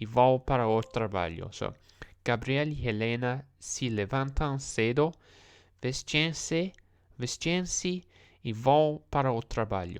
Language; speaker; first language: Portuguese; non-native, learner; English